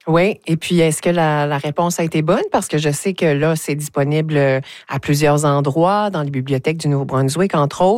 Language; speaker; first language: French; native; French